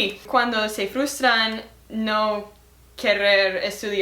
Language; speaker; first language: Spanish; non-native, learner; English